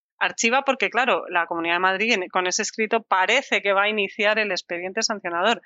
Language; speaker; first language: Spanish; native; Spanish